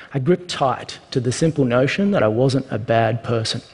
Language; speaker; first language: English; native; English